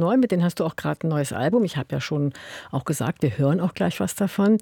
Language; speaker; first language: German; native; German